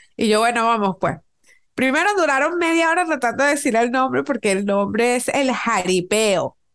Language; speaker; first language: Spanish; native; Spanish